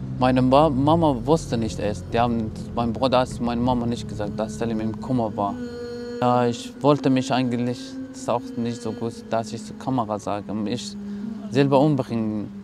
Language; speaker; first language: German; non-native, learner; Persian